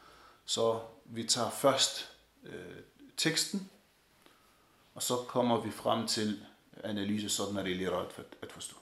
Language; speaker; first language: Danish; early bilingual, other home language; Arabic